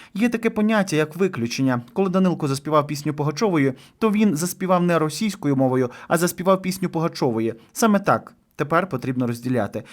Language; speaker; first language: Ukrainian; native; Ukrainian